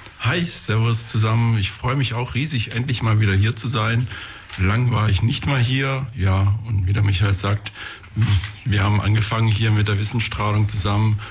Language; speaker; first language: German; native; German